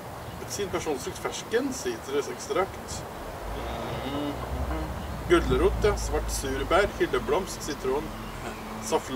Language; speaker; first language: Norwegian; native; Norwegian